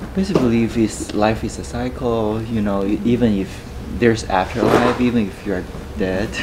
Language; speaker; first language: English; non-native, fluent; Chinese